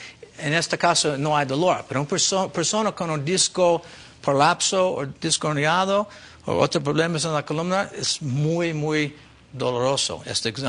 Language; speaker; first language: Spanish; non-native, learner; English